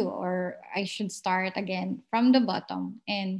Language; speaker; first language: English; non-native, local second language; Filipino